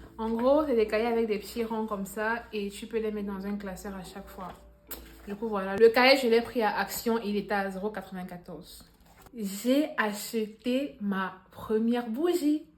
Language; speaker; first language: French; native; French